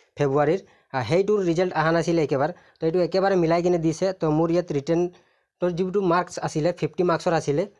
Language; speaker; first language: Assamese; non-native, local second language; Sadri